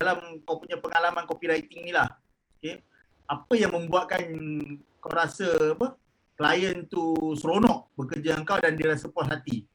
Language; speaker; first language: Malay; native; Malay